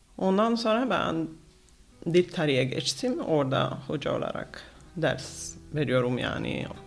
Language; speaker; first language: Turkish; non-native, fluent; Italian